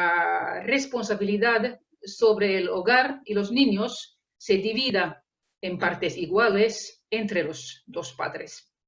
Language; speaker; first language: Spanish; non-native, fluent; Finnish